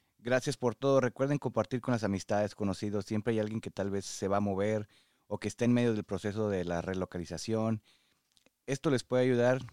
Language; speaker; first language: Spanish; native; Spanish